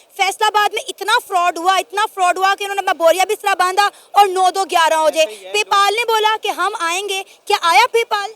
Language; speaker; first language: Urdu; native; Urdu